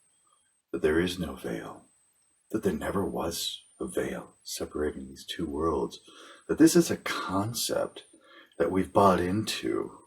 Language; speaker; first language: English; native; English